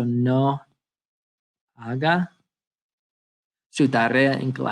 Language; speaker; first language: Spanish; non-native, fluent; English